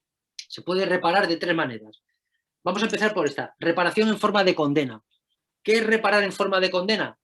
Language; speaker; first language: Spanish; native; Spanish